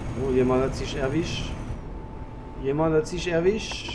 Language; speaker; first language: German; non-native, learner; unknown